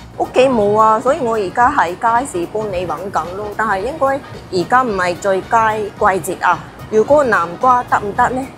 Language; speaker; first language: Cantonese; non-native, fluent; Japanese